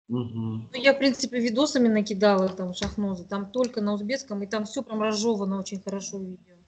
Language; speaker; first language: Russian; native; Russian